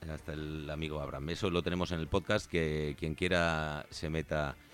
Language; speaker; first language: Spanish; native; Spanish